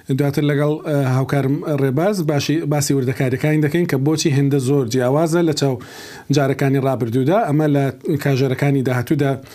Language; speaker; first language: Central Kurdish; native; Central Kurdish